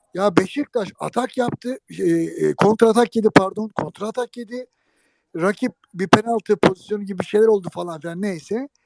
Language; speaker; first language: Turkish; native; Turkish